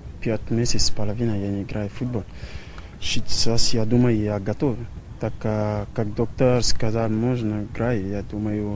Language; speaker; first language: Ukrainian; non-native, learner; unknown